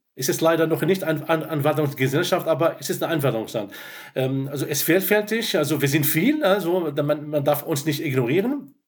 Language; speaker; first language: German; non-native, fluent; Arabic